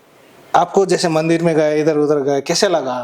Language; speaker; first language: Hindi; non-native, learner; Nepali